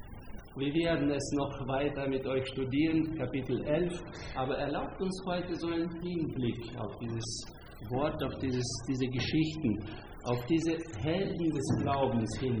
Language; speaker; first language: German; non-native, fluent; Hungarian